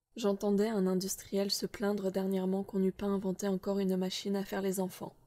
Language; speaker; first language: French; native; French